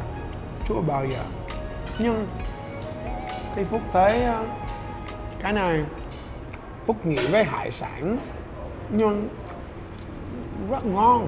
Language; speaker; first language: Vietnamese; non-native, learner; English